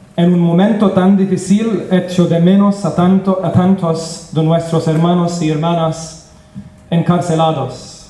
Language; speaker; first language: Spanish; non-native, learner; Arabic